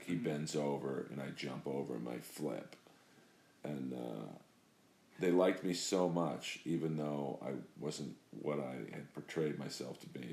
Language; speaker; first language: English; native; English